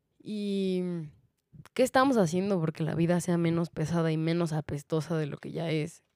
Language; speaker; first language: Spanish; native; Spanish